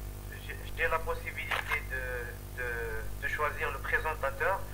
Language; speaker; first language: French; non-native, local second language; Arabic